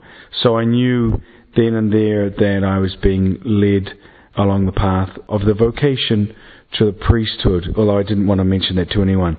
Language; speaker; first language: English; native; English